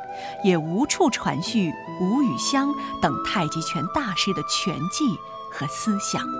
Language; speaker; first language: Chinese; native; Chinese